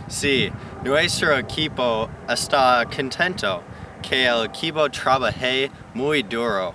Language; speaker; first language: Spanish; non-native, learner; English